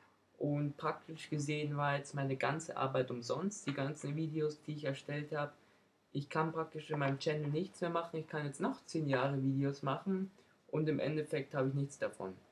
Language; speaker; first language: German; native; German